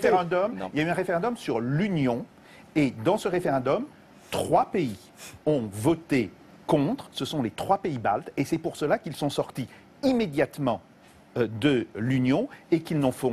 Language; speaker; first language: French; native; French